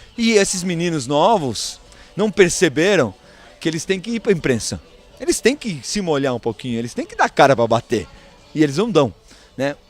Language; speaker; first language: Portuguese; early bilingual, other home language; Spanish